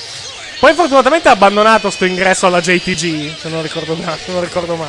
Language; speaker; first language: Italian; native; Italian